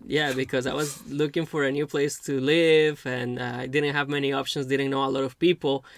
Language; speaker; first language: English; non-native, fluent; Spanish